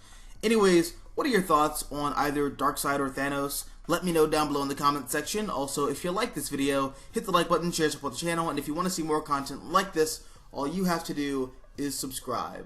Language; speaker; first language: English; native; English